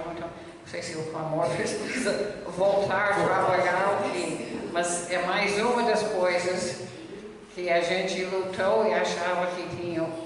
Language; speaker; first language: Portuguese; non-native, fluent; English